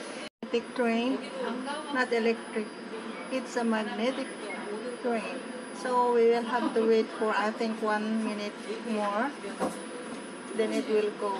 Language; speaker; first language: English; non-native, local second language; Filipino